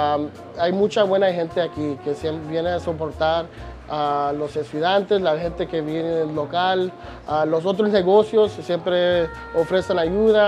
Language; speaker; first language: Spanish; early bilingual, other home language; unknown